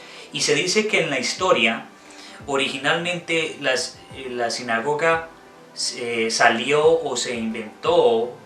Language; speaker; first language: Spanish; native; Spanish